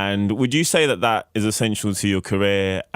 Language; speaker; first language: English; native; English